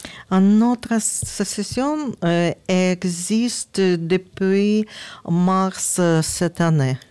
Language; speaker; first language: French; non-native, learner; Ukrainian